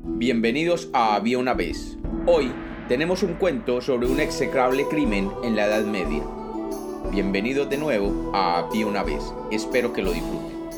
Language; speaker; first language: Spanish; native; Spanish